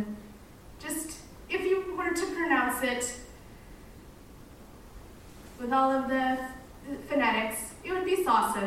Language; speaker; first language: English; non-native, fluent; Arabic